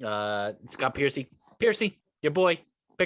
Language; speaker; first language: English; native; English